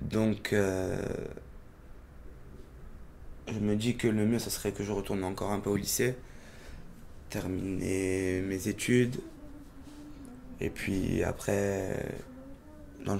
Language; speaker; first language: French; native; French